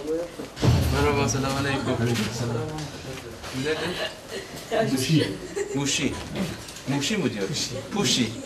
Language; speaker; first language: Turkish; non-native, learner; Korean